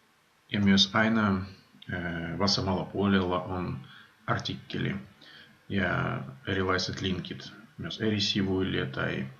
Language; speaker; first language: Finnish; non-native, fluent; Russian